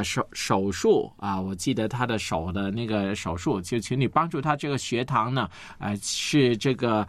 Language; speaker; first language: Chinese; native; Chinese